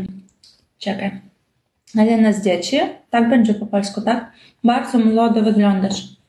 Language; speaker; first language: Polish; non-native, learner; Ukrainian